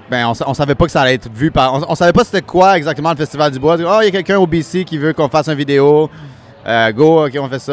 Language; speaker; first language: French; native; French